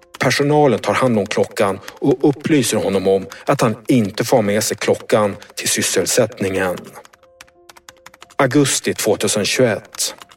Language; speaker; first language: Swedish; native; Swedish